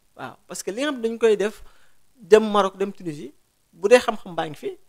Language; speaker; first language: Wolof; non-native, local second language; Jola-Fonyi